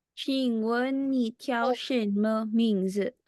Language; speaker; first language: Chinese; non-native, learner; Filipino